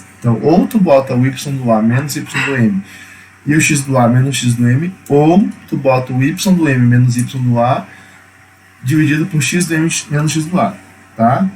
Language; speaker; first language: Portuguese; native; Portuguese